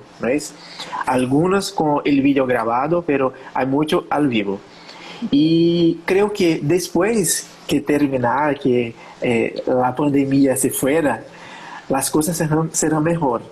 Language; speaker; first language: Spanish; non-native, learner; Portuguese